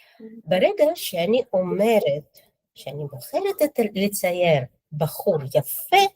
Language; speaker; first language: Hebrew; non-native, fluent; Russian